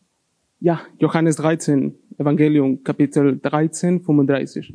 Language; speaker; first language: German; non-native, learner; Spanish